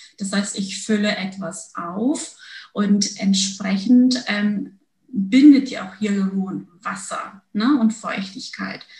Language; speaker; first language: German; early bilingual, other home language; Turkish